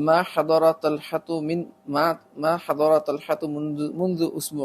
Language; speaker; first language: Arabic; non-native, learner; Urdu